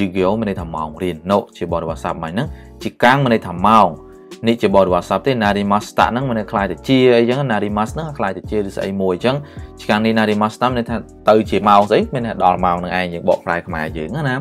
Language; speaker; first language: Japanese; non-native, learner; Khmer